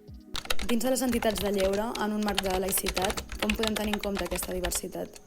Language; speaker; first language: Catalan; native; Catalan